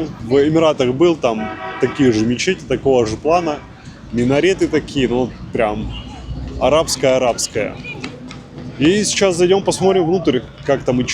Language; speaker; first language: Russian; native; Russian